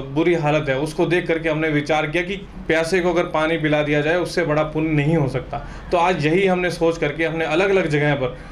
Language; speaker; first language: Hindi; native; Hindi